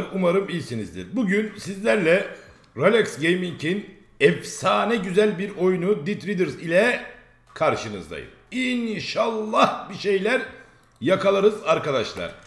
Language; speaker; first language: Turkish; native; Turkish